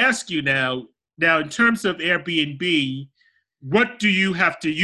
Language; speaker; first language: English; native; English